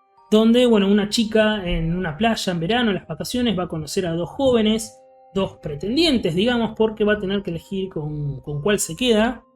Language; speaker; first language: Spanish; native; Spanish